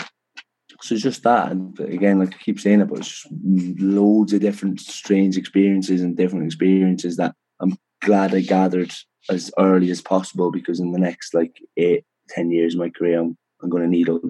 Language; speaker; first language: English; native; English